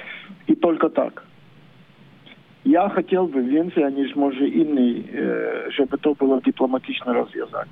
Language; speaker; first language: Polish; non-native, learner; Ukrainian